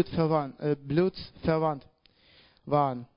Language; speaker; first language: German; non-native, learner; Russian